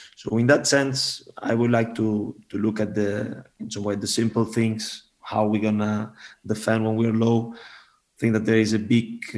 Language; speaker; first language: English; non-native, fluent; Spanish